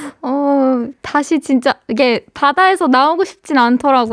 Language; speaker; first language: Korean; non-native, fluent; Persian